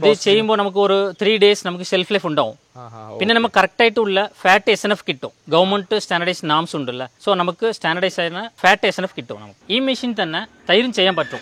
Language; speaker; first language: Malayalam; non-native, local second language; Tamil